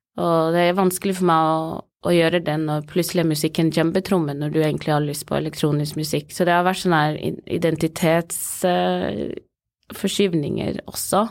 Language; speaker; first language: Norwegian; early bilingual, other home language; Somali